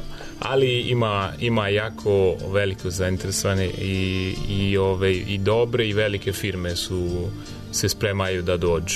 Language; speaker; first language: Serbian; non-native, fluent; Italian